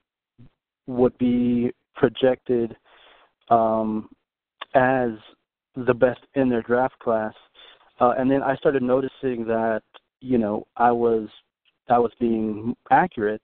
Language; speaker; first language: English; native; English